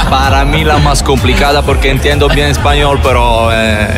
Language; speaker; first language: Spanish; non-native, learner; Italian